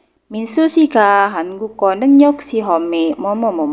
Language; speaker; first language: Korean; non-native, learner; Indonesian